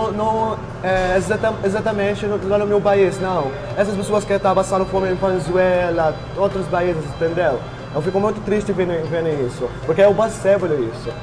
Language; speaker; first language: Portuguese; non-native, fluent; Arabic